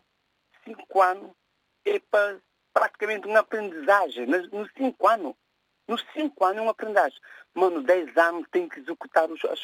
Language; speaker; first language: Portuguese; non-native, local second language; Kabuverdianu